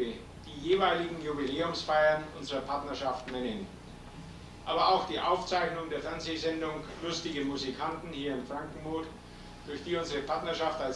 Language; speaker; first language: German; native; German